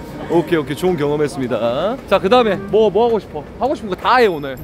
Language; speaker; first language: Korean; native; Korean